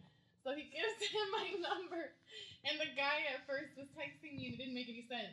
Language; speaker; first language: English; native; English